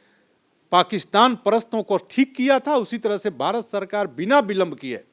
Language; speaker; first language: Hindi; native; Hindi